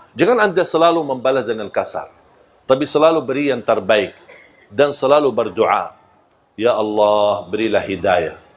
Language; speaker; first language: Malay; non-native, fluent; Arabic